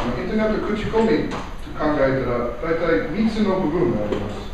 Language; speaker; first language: Japanese; non-native, learner; English